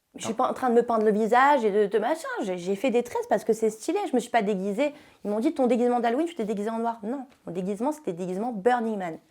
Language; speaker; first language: French; early bilingual, heritage; French